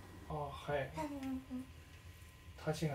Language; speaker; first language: Japanese; non-native, fluent; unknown